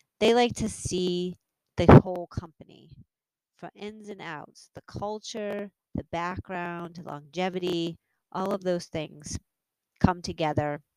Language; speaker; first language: English; native; English